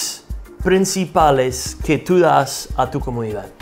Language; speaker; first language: Spanish; non-native, fluent; English